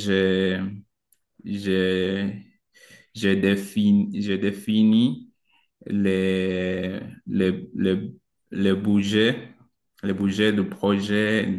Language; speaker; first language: French; non-native, learner; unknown